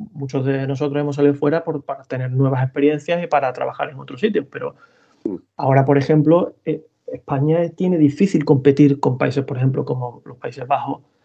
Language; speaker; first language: Spanish; native; Spanish